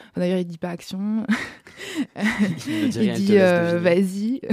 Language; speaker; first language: French; non-native, fluent; German